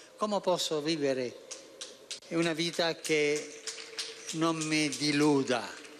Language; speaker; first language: Italian; non-native, fluent; Spanish